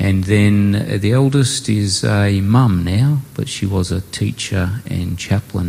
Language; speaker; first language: English; native; English